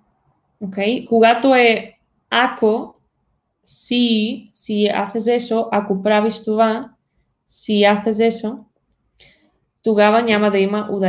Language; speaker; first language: Bulgarian; non-native, fluent; Spanish